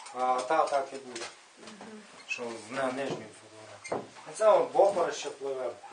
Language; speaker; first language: Ukrainian; native; Ukrainian